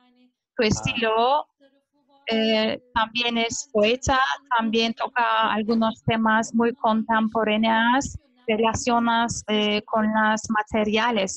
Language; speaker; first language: Spanish; non-native, fluent; Turkish